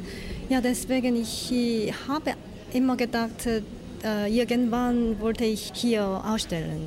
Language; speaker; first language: German; non-native, fluent; Korean